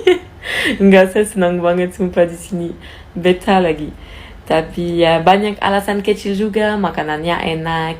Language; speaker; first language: Indonesian; non-native, fluent; French